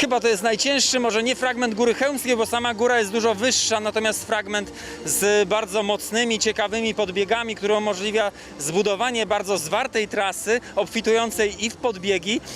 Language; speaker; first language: Polish; native; Polish